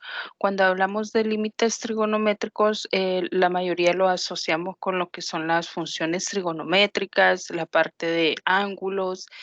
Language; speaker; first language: Spanish; native; Spanish